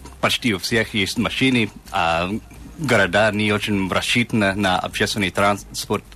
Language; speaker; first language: Russian; non-native, fluent; English